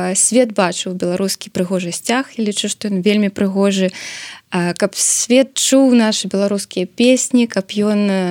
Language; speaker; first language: Belarusian; non-native, local second language; Russian